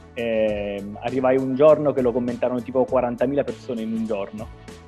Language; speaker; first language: Italian; native; Italian